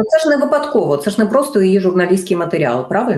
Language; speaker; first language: Ukrainian; native; Ukrainian